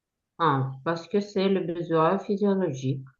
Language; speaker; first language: French; non-native, learner; Ukrainian